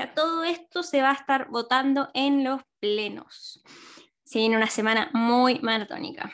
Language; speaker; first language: Spanish; native; Spanish